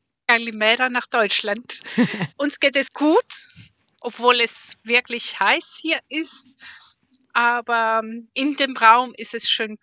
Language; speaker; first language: German; early bilingual, heritage; German